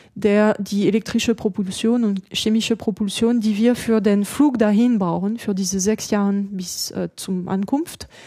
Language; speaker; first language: German; non-native, fluent; French